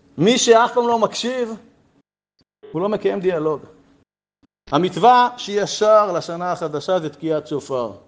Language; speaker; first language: Hebrew; native; Hebrew